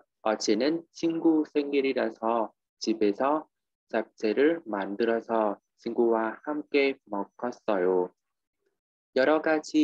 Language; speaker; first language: Korean; non-native, fluent; Vietnamese